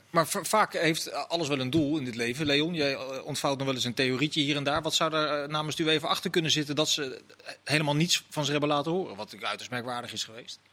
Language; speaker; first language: Dutch; native; Dutch